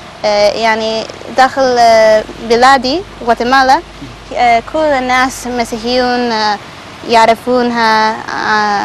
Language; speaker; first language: Arabic; non-native, learner; Spanish